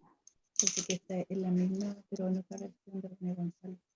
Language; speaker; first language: Spanish; native; Spanish